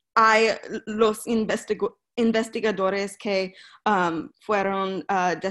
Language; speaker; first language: Spanish; non-native, learner; English